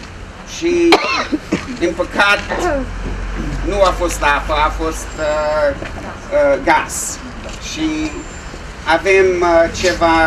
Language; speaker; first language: Romanian; non-native, local second language; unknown